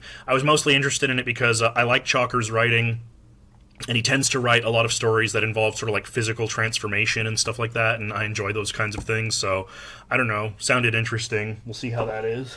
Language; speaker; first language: English; native; English